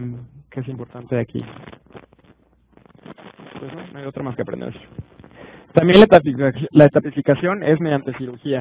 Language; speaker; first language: Spanish; native; Spanish